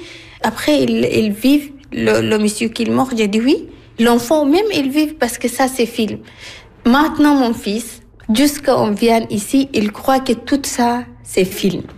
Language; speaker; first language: French; non-native, learner; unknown